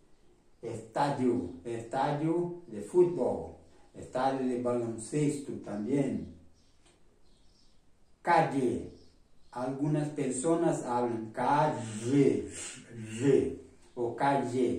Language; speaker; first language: Spanish; non-native, fluent; Portuguese